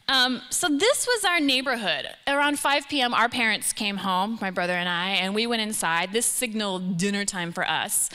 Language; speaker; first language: English; native; English